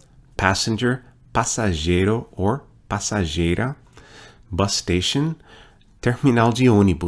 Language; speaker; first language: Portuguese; non-native, fluent; English